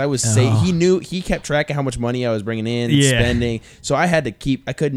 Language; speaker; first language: English; native; English